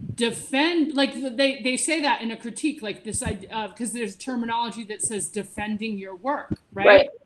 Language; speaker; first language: English; native; English